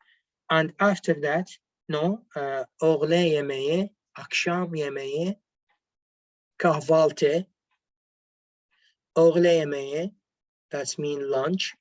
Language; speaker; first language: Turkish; non-native, fluent; Arabic